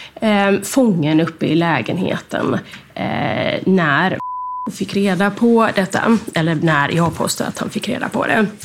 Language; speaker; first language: Swedish; native; Swedish